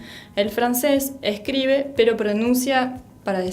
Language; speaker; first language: Spanish; non-native, fluent; French